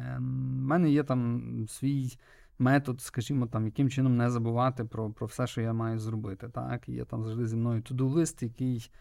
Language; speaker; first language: Ukrainian; native; Ukrainian